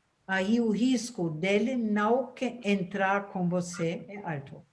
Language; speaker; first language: Portuguese; non-native, fluent; German